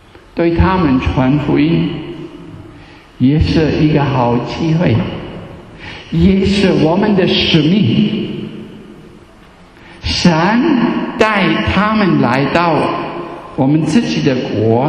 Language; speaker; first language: Chinese; non-native, fluent; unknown